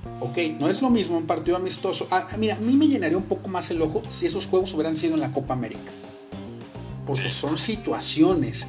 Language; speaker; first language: Spanish; native; Spanish